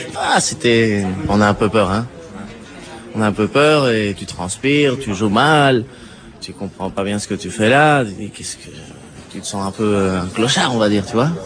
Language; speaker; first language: French; early bilingual, other home language; Spanish